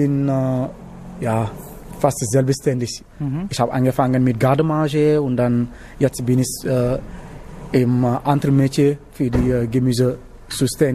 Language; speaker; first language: German; non-native, learner; Wolof